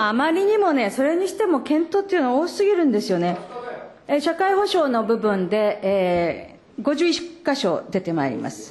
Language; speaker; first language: Japanese; native; Japanese